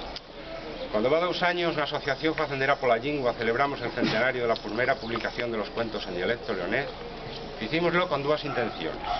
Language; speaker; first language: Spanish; native; Spanish